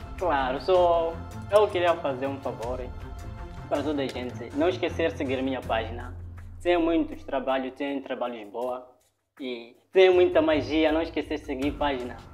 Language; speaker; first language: Portuguese; non-native, local second language; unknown